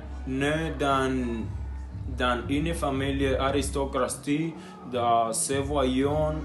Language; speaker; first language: French; non-native, learner; Spanish